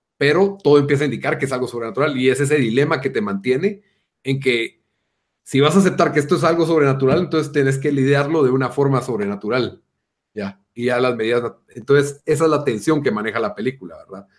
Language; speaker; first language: Spanish; native; Spanish